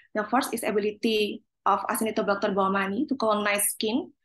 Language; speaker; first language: English; non-native, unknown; Indonesian